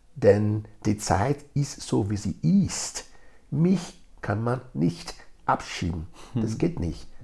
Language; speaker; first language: German; non-native, fluent; Bini